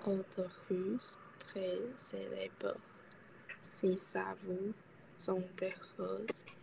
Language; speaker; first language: French; non-native, learner; Chinese